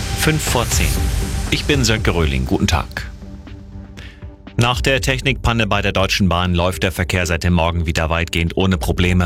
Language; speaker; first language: German; native; German